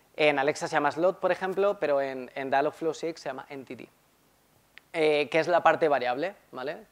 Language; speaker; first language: Spanish; native; Spanish